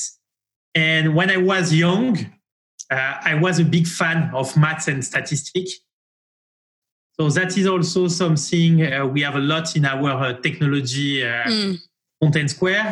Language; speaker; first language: English; non-native, fluent; French